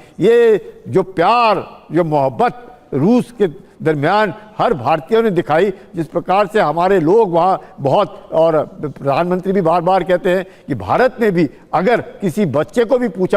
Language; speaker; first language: Hindi; native; Hindi